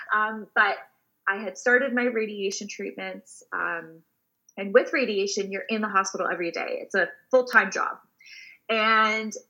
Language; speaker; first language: English; native; English